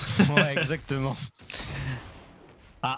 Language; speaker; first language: French; native; French